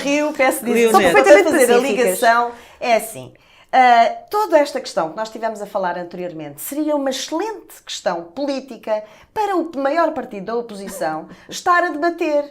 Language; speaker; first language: Portuguese; native; Portuguese